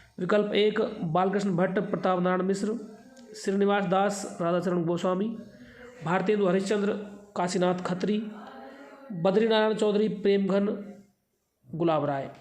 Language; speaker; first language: Hindi; native; Hindi